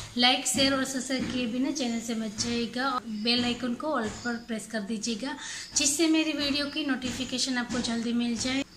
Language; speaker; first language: Hindi; non-native, local second language; Gujarati